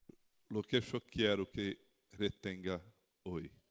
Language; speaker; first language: Spanish; non-native, learner; Portuguese